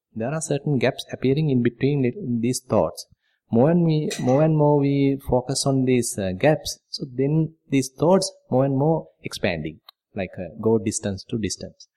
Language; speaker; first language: English; non-native, local second language; Sinhala